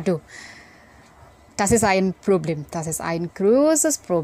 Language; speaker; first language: German; non-native, fluent; Indonesian